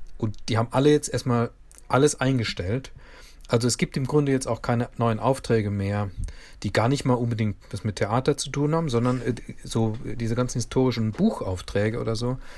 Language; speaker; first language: German; native; German